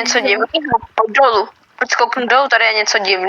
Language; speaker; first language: Czech; native; Czech